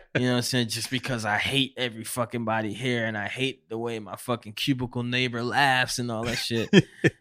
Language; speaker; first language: English; native; English